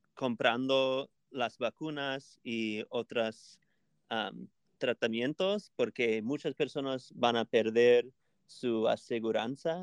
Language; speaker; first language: Spanish; non-native, fluent; English